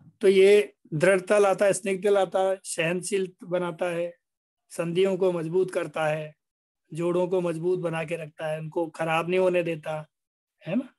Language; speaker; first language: Hindi; native; Hindi